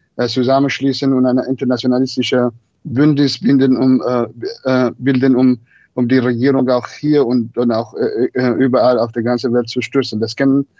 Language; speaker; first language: German; non-native, fluent; Persian